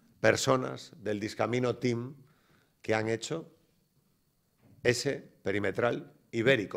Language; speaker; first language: Spanish; native; Spanish